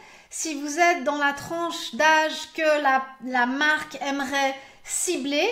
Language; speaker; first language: French; native; French